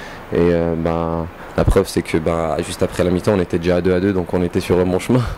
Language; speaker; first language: French; native; French